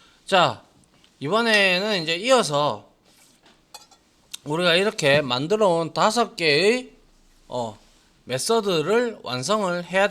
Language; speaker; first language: Korean; native; Korean